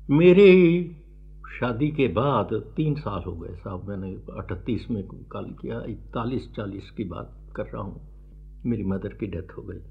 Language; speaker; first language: Hindi; native; Hindi